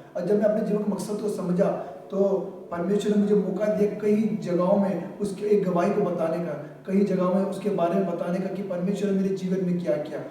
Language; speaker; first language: Hindi; early bilingual, other home language; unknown